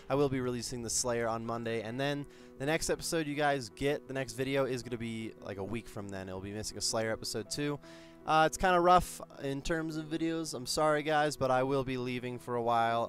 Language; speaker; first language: English; native; English